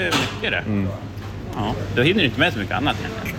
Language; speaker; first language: Swedish; native; Swedish